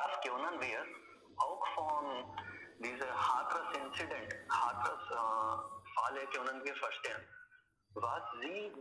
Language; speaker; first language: German; non-native, learner; Hindi